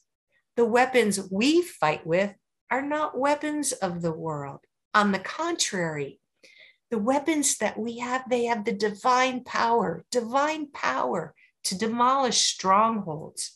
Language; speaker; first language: English; native; English